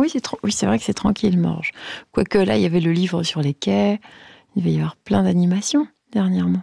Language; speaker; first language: French; native; French